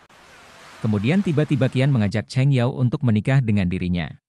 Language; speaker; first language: Indonesian; native; Indonesian